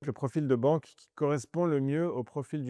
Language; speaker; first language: French; native; French